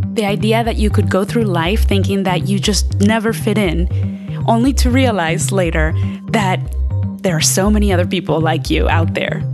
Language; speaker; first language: English; early bilingual, other home language; Spanish